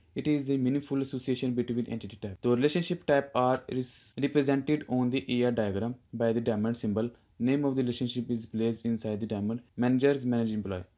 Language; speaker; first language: English; non-native, local second language; Urdu